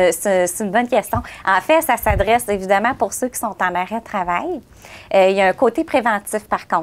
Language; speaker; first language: French; native; French